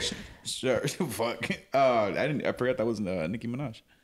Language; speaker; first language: English; early bilingual, other home language; Spanish